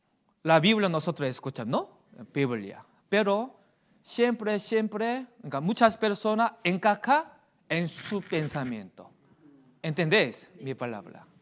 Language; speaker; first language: Spanish; non-native, fluent; Korean